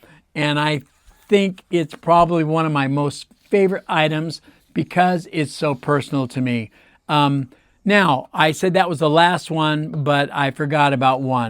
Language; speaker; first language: English; native; English